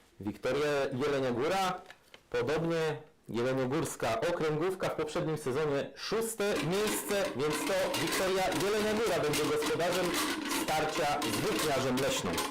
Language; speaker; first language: Polish; native; Polish